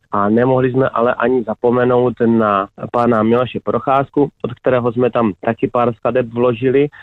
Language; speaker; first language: Czech; native; Czech